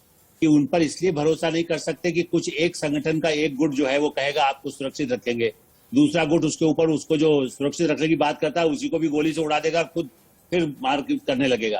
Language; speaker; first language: Hindi; native; Hindi